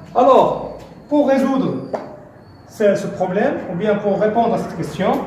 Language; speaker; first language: French; non-native, local second language; Arabic